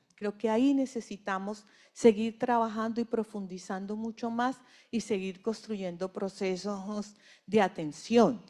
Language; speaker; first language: Spanish; native; Spanish